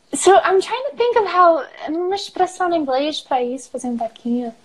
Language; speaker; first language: Portuguese; non-native, fluent; English